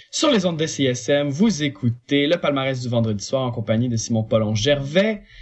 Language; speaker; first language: French; native; French